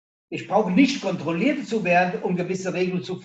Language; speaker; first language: German; non-native, local second language; Italian